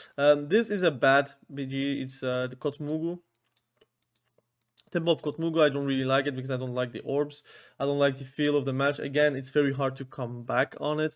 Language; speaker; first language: English; non-native, fluent; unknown